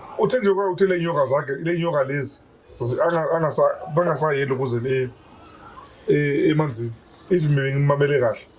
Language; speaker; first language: Zulu; native; Zulu